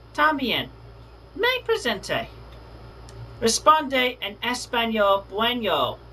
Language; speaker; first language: Spanish; non-native, learner; English